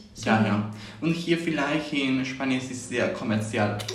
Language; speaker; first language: German; non-native, learner; Spanish